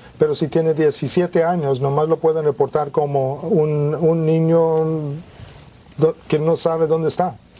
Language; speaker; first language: Spanish; early bilingual, heritage; Spanish